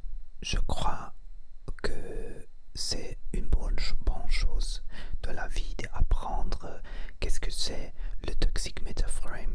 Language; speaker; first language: French; non-native, learner; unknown